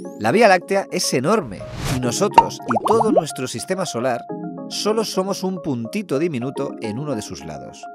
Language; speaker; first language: Spanish; native; Spanish